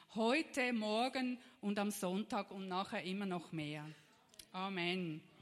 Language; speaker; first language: German; native; German